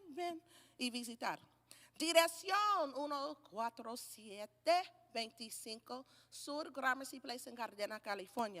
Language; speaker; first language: Spanish; non-native, learner; English